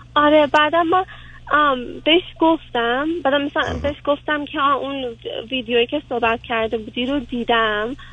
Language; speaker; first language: Persian; early bilingual, heritage; Persian